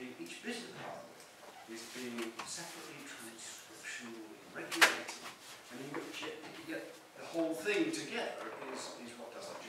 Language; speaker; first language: English; native; English